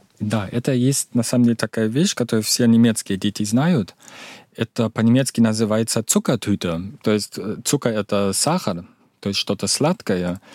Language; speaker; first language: Russian; non-native, fluent; German